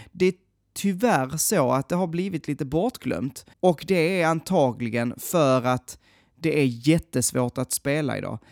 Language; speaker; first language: Swedish; native; Swedish